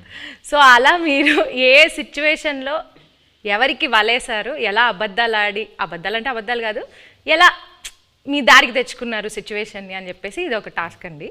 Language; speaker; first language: Telugu; native; Telugu